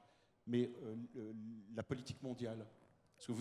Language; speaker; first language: French; native; French